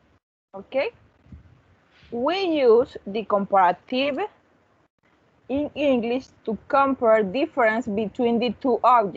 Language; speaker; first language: English; non-native, learner; Spanish